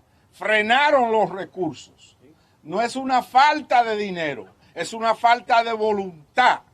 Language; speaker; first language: Spanish; native; Spanish